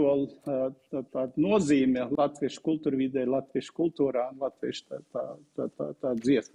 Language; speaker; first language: Latvian; non-native, fluent; Uzbek